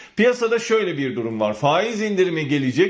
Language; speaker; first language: Turkish; native; Turkish